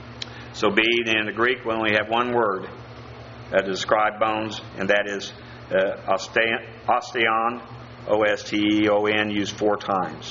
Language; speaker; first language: English; native; English